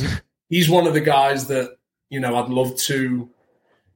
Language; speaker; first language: English; native; English